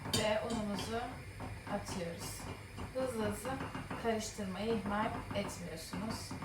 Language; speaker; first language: Turkish; native; Turkish